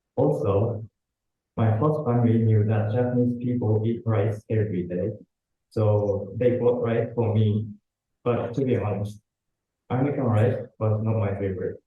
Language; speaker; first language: English; non-native, learner; Japanese